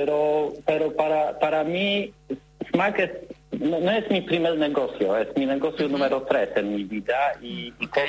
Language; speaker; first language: Spanish; non-native, learner; Polish